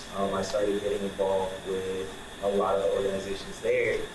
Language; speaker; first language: English; native; English